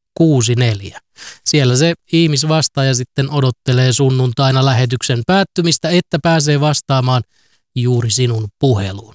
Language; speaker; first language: Finnish; native; Finnish